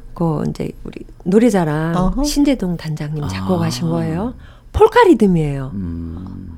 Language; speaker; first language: Korean; native; Korean